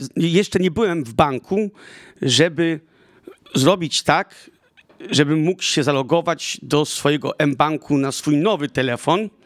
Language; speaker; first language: Polish; early bilingual, heritage; Polish